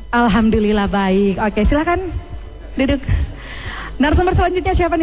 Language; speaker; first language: Indonesian; native; Indonesian